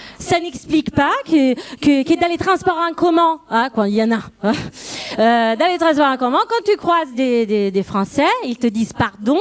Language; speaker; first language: French; non-native, fluent; Italian